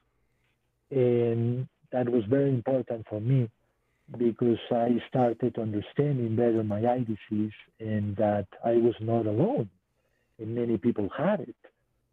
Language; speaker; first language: English; non-native, fluent; Spanish